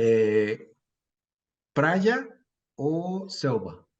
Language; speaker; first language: Portuguese; non-native, fluent; Spanish